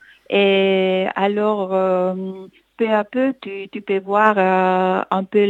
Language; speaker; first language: French; non-native, fluent; Spanish